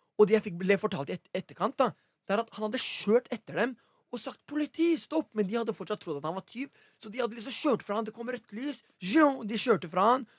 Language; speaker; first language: Norwegian; early bilingual, other home language; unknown